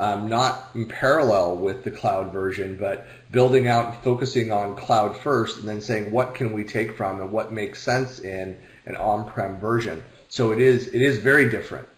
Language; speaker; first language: English; native; English